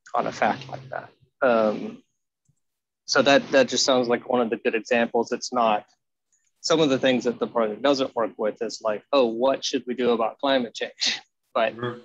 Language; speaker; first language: English; native; English